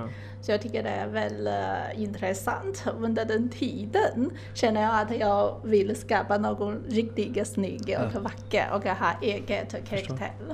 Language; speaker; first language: Swedish; non-native, fluent; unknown